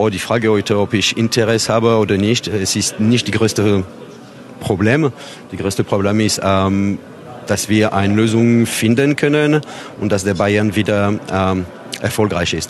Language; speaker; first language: German; non-native, fluent; French